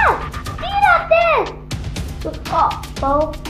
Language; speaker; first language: Greek; non-native, learner; Arabic